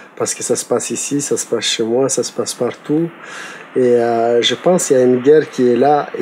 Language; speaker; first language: French; non-native, local second language; Tamasheq